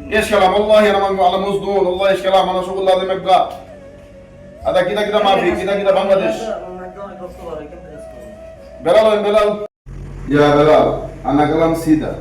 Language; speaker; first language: Arabic; non-native, learner; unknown